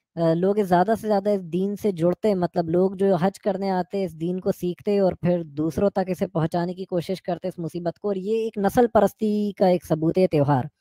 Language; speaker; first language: Hindi; native; Hindi